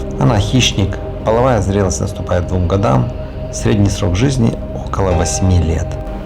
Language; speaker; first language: Russian; native; Russian